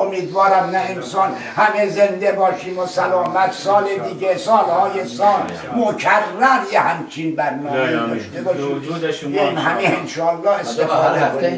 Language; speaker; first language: Persian; native; Persian